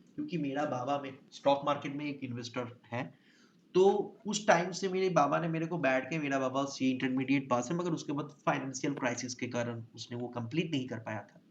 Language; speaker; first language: Hindi; non-native, local second language; Bangla